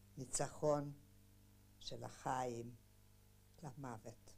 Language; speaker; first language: Hebrew; non-native, fluent; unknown